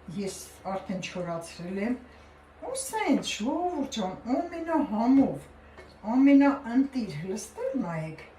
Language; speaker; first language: Armenian; native; Armenian